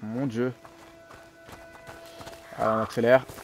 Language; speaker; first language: French; native; French